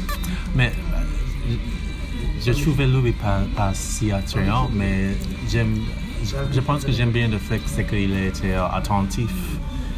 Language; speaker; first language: French; non-native, learner; English